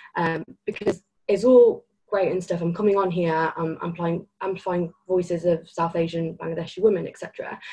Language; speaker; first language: English; native; English